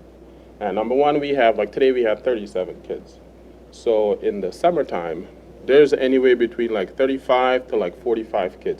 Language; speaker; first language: English; native; English